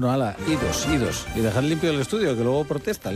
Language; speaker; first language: Spanish; native; Spanish